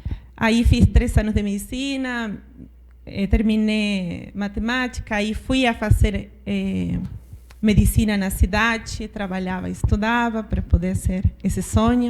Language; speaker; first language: Portuguese; non-native, fluent; Spanish